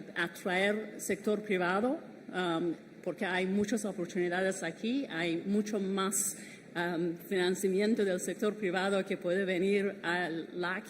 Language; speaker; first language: Spanish; non-native, fluent; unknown